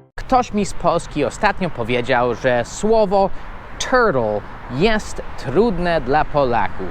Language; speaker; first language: Polish; non-native, fluent; English